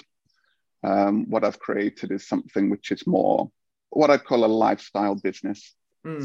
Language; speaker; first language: English; native; English